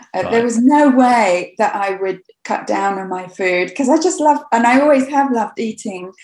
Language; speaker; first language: English; native; English